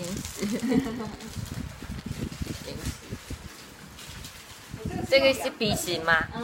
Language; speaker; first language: Chinese; non-native, learner; Korean